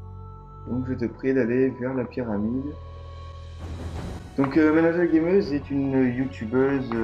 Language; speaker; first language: French; native; French